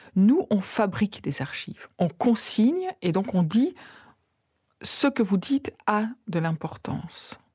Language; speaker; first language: French; native; French